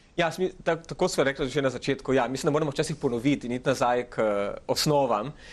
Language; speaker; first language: Slovenian; early bilingual, other home language; Macedonian